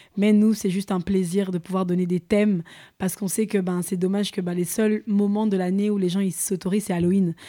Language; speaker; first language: French; early bilingual, other home language; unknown